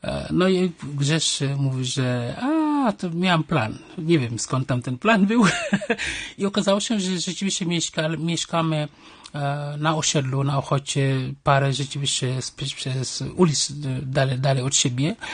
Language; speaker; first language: Polish; non-native, fluent; Wolof